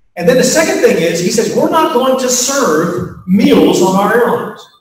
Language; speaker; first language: English; native; English